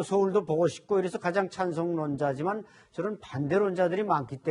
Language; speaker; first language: Korean; native; Korean